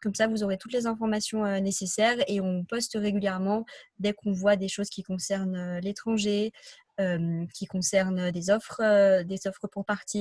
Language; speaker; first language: French; native; French